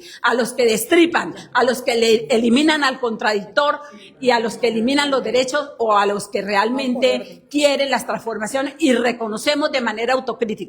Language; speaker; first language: Spanish; native; Spanish